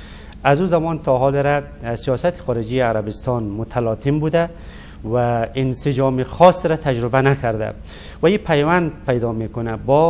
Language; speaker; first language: Persian; native; Persian